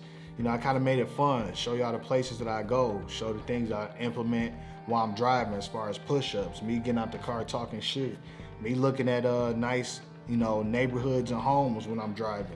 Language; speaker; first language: English; native; English